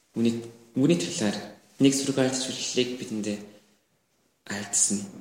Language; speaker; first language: Mongolian; non-native, learner; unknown